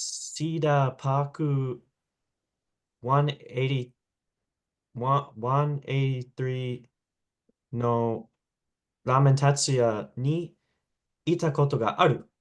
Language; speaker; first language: Japanese; non-native, learner; English